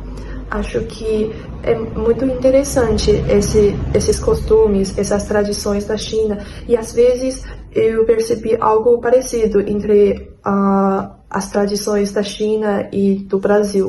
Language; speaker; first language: Portuguese; non-native, fluent; Chinese